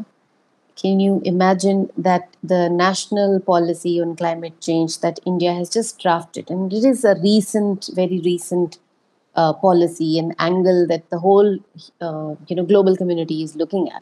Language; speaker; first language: English; non-native, local second language; Hindi